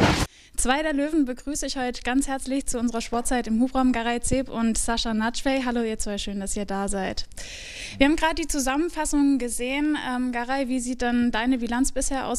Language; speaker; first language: German; native; German